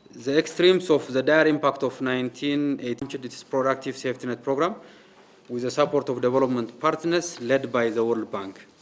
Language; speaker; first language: English; non-native, local second language; Amharic